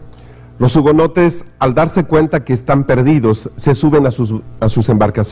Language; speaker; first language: Spanish; native; Spanish